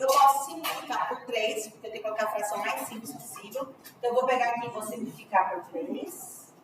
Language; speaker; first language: Portuguese; native; Portuguese